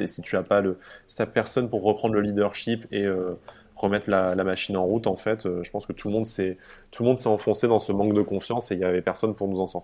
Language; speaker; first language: French; native; French